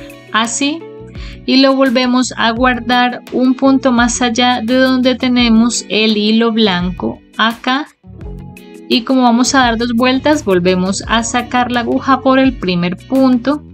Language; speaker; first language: Spanish; native; Spanish